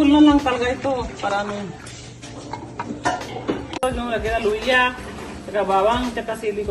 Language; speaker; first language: Filipino; non-native, learner; Punjabi